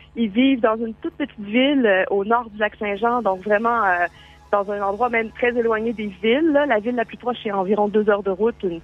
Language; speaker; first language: French; native; French